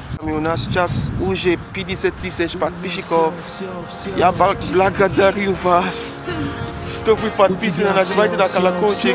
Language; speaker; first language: Russian; non-native, learner; Arabic